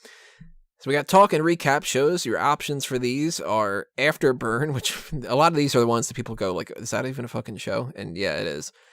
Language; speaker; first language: English; native; English